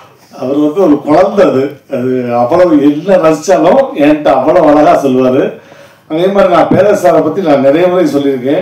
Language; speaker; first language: Tamil; native; Tamil